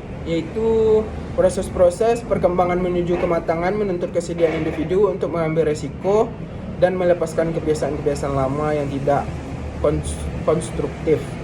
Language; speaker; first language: Indonesian; native; Indonesian